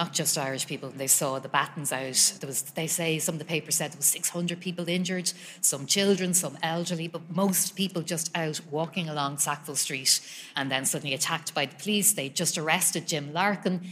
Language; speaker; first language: English; native; English